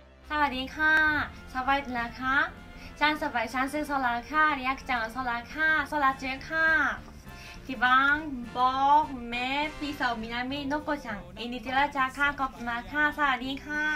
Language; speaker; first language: Thai; non-native, learner; Japanese